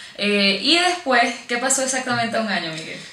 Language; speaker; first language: Spanish; native; Spanish